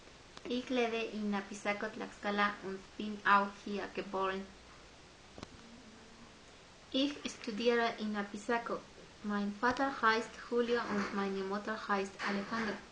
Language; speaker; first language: German; non-native, learner; Spanish